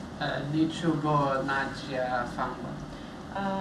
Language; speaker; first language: Chinese; non-native, learner; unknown